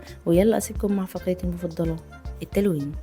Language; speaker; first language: Arabic; native; Arabic